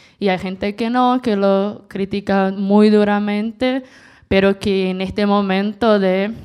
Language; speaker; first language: Spanish; non-native, fluent; Portuguese